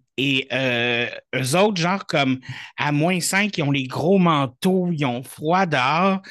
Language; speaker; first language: French; native; French